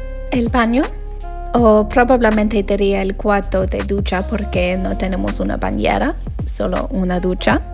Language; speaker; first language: Spanish; non-native, learner; English